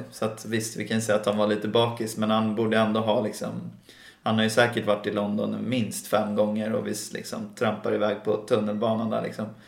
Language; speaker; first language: Swedish; native; Swedish